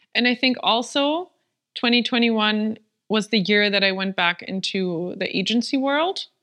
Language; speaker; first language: English; non-native, fluent; German